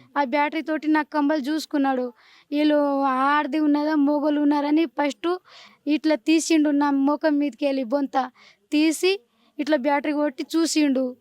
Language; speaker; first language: Telugu; non-native, local second language; Lambadi